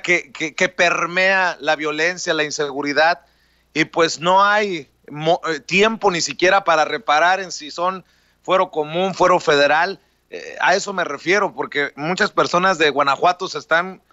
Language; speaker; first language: Spanish; native; Spanish